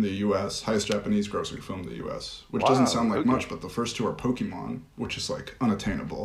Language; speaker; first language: English; native; English